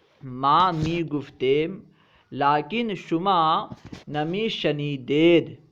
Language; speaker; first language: Persian; non-native, fluent; Urdu